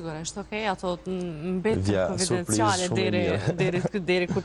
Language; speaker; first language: Albanian; native; Albanian